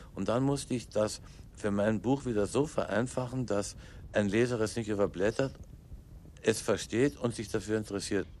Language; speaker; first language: German; non-native, local second language; English